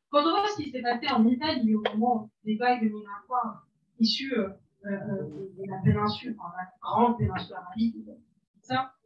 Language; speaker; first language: French; non-native, local second language; Arabic